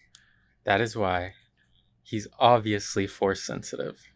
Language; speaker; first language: English; native; English